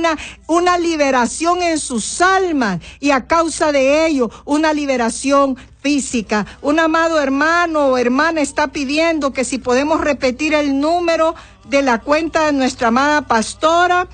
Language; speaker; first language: Spanish; native; Spanish